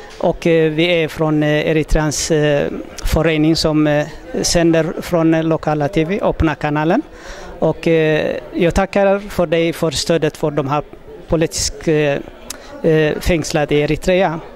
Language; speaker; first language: Swedish; non-native, fluent; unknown